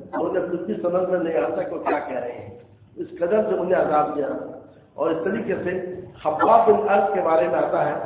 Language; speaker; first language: Urdu; native; Urdu